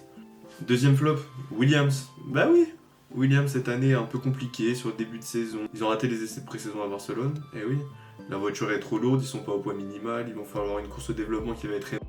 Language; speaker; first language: French; native; French